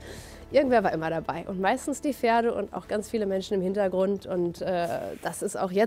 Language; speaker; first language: German; native; German